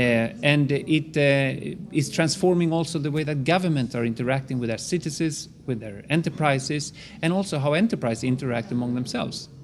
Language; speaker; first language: English; non-native, fluent; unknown